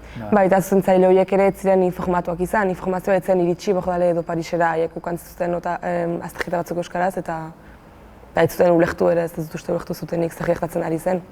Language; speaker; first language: Basque; early bilingual, other home language; Wolof